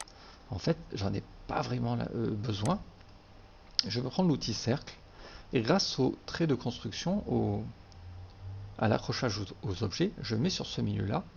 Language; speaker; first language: French; native; French